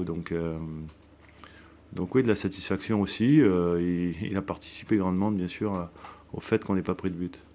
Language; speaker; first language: French; native; French